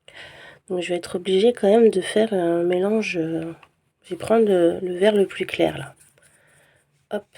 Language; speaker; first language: French; native; French